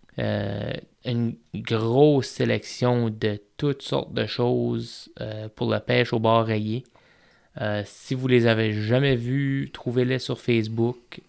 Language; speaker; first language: French; native; French